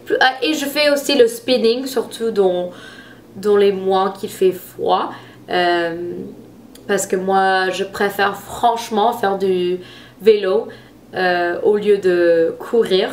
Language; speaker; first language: French; non-native, fluent; English